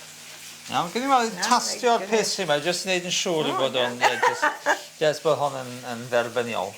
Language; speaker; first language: Welsh; native; Welsh